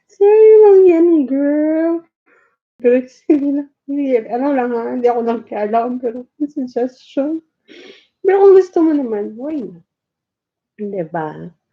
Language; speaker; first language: Filipino; non-native, local second language; Cebuano